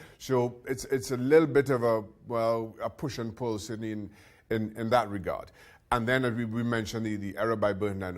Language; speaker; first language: English; native; English